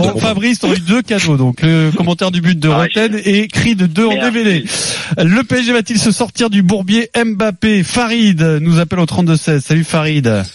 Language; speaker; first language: French; native; French